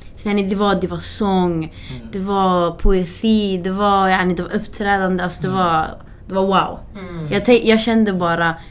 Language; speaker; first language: Swedish; early bilingual, other home language; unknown